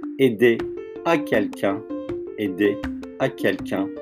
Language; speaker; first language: French; non-native, learner; Turkish